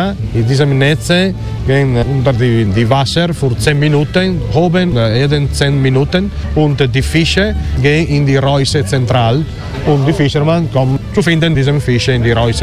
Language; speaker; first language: German; non-native, learner; Italian